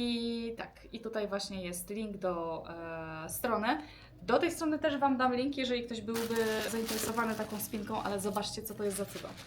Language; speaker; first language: Polish; native; Polish